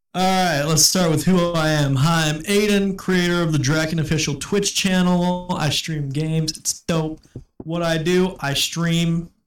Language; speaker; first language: English; native; English